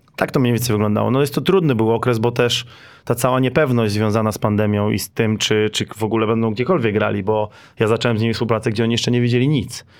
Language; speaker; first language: Polish; native; Polish